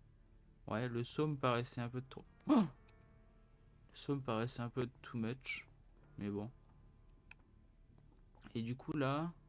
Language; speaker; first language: French; native; French